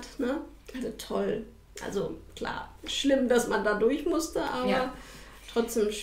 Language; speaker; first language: German; native; German